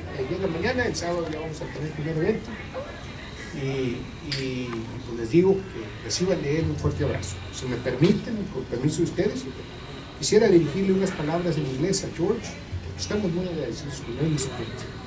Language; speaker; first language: Spanish; native; Spanish